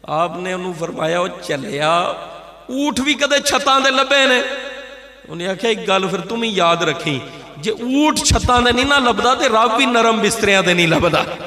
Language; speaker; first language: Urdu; non-native, local second language; Punjabi